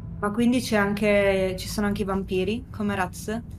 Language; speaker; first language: Italian; native; Italian